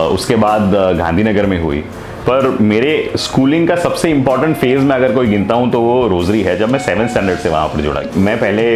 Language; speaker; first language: Hindi; non-native, local second language; Gujarati